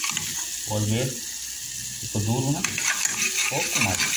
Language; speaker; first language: Portuguese; non-native, learner; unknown